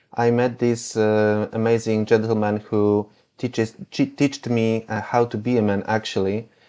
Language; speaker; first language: English; non-native, fluent; Polish